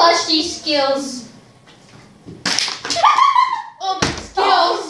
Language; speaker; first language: English; native; English